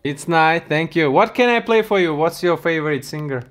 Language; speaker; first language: English; non-native, learner; Russian